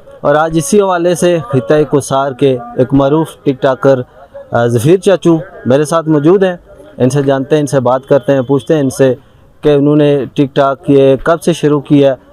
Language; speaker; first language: Urdu; non-native, local second language; Pahari-Potwari